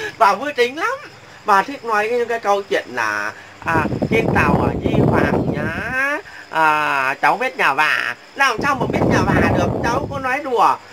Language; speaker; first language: Vietnamese; non-native, local second language; Muong